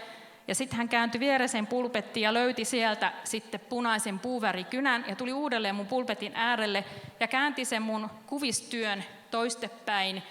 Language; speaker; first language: Finnish; native; Finnish